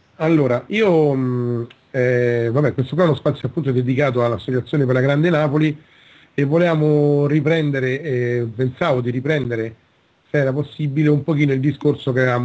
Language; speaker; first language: Italian; native; Italian